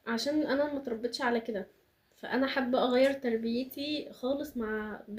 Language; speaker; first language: Arabic; native; Arabic